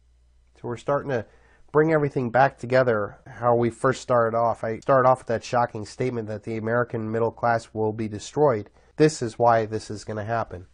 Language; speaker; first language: English; native; English